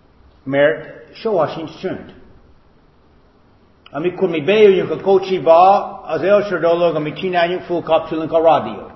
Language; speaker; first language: Hungarian; non-native, fluent; English